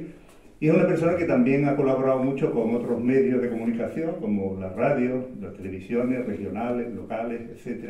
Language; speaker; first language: Spanish; native; Spanish